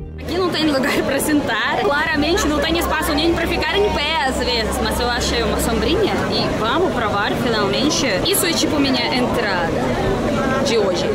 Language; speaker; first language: Portuguese; non-native, fluent; Russian